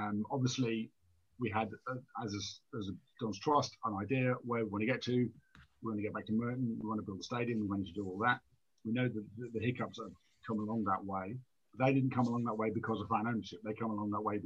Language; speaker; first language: English; native; English